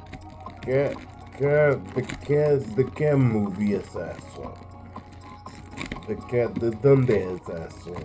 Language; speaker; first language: Spanish; non-native, learner; English